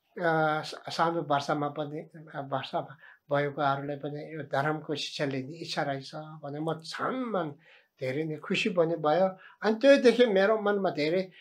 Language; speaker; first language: Nepali; non-native, local second language; Tibetan